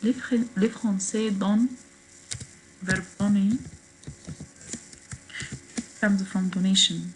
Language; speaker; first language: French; non-native, fluent; Arabic